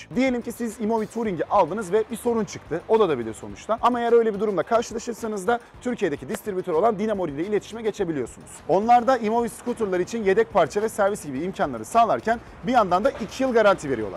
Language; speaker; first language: Turkish; native; Turkish